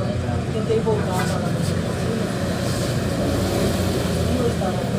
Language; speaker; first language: Portuguese; non-native, learner; Filipino